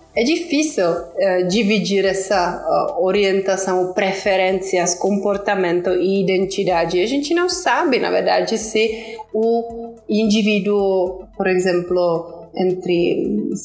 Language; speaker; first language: Portuguese; non-native, fluent; Czech